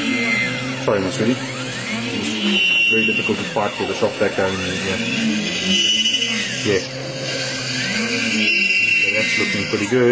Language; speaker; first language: English; native; English